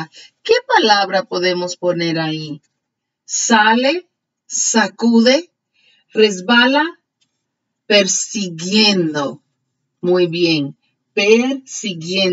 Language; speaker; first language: Spanish; early bilingual, heritage; Spanish